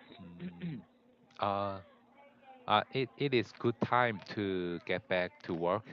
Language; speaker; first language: English; non-native, learner; Korean